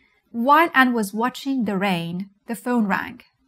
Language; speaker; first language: English; non-native, fluent; Persian